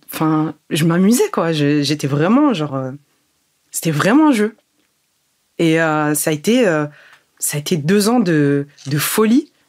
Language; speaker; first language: French; early bilingual, other home language; Arabic